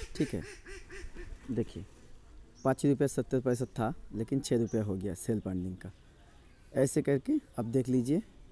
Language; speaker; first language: Hindi; non-native, local second language; Bangla